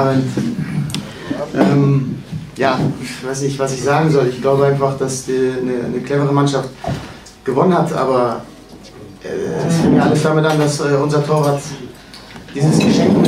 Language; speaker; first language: German; native; German